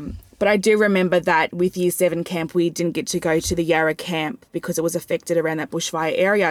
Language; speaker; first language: English; native; English